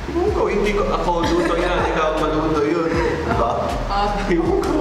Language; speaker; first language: Filipino; non-native, learner; English